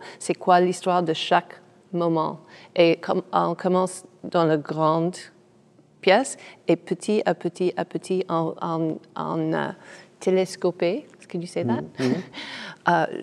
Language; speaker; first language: French; non-native, fluent; English